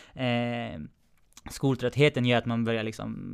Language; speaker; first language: Swedish; native; Swedish